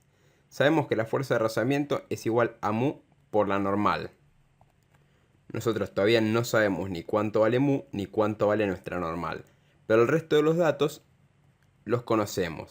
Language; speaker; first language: Spanish; native; Spanish